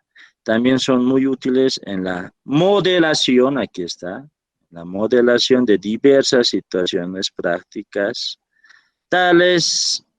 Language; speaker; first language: Spanish; native; Spanish